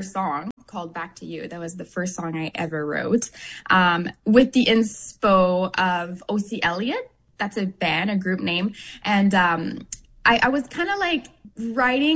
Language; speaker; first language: English; non-native, fluent; French